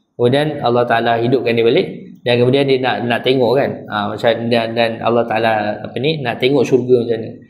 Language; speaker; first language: Malay; native; Malay